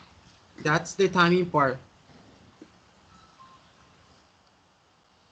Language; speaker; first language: English; non-native, learner; Spanish